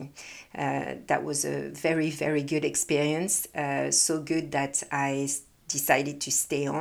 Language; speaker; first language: English; non-native, fluent; French